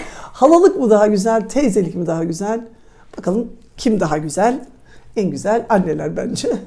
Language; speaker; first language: Turkish; native; Turkish